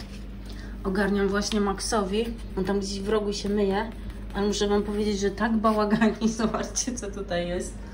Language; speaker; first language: Polish; native; Polish